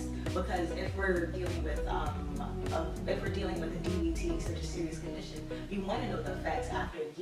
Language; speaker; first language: English; native; English